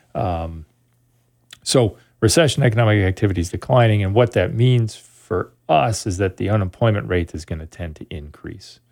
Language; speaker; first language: English; native; English